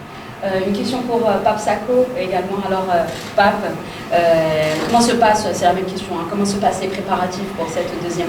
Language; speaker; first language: French; native; French